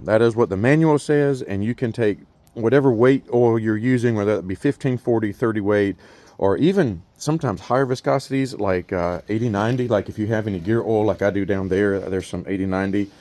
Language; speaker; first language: English; native; English